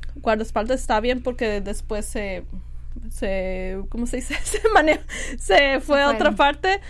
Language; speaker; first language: Spanish; early bilingual, heritage; Spanish